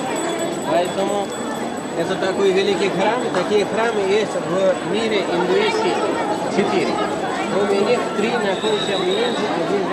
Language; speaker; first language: Russian; non-native, fluent; Nepali